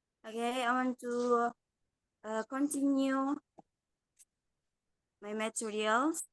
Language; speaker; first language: English; non-native, learner; Indonesian